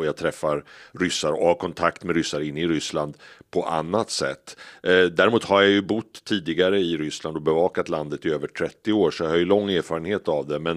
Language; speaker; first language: Swedish; native; Swedish